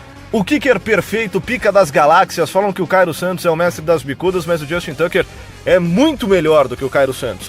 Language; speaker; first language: Portuguese; native; Portuguese